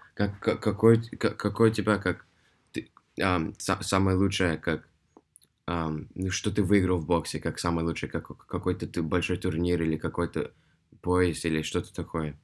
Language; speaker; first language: Russian; early bilingual, heritage; Russian